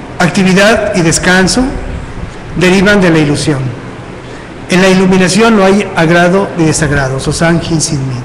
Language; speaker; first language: Spanish; native; Spanish